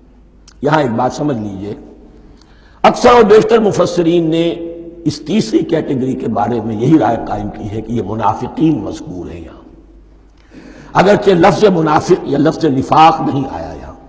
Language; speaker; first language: Urdu; native; Urdu